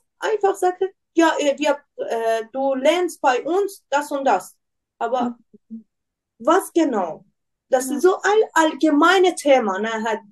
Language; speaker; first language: German; non-native, learner; Persian